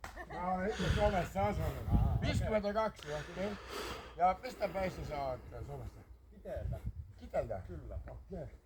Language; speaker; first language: Finnish; non-native, learner; Estonian